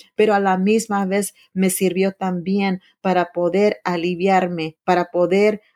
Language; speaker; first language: Spanish; early bilingual, heritage; Spanish